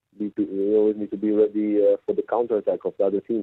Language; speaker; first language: English; non-native, fluent; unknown